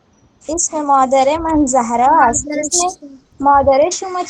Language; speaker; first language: Persian; non-native, learner; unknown